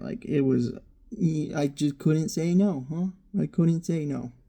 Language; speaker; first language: English; native; English